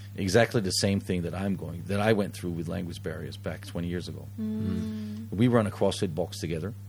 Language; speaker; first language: English; early bilingual, heritage; English